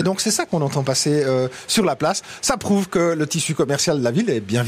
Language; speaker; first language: French; native; French